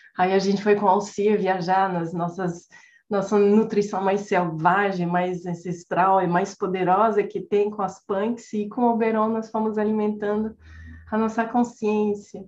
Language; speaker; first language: Portuguese; non-native, fluent; French